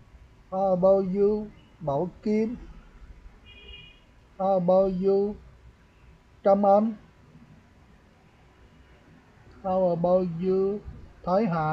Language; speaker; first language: English; non-native, fluent; Vietnamese